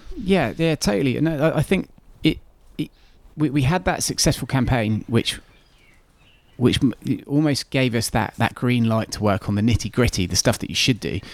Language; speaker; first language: English; native; English